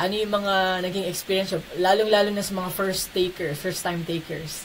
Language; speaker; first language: Filipino; native; Filipino